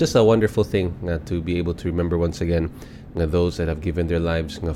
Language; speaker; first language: English; non-native, local second language; Cebuano